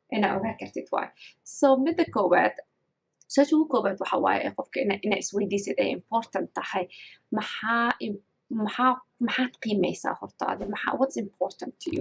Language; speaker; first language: Somali; early bilingual, heritage; Somali